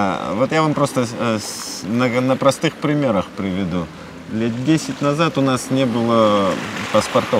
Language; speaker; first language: Russian; non-native, local second language; Abkhazian